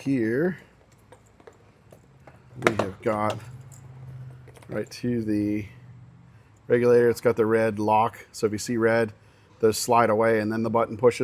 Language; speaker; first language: English; native; English